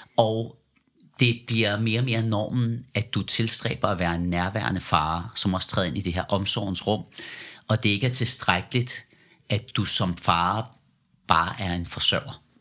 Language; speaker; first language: Danish; early bilingual, other home language; Persian